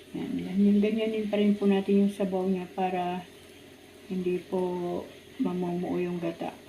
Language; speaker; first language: Filipino; native; Filipino